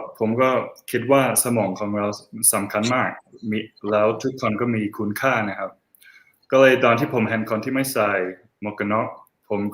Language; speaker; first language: Thai; non-native, fluent; English